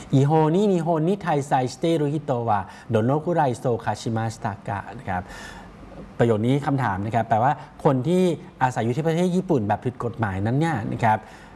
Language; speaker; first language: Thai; native; Thai